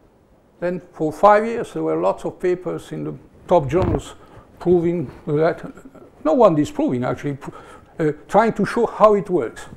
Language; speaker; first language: English; non-native, fluent; French